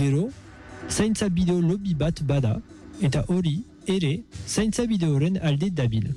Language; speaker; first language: Basque; non-native, local second language; French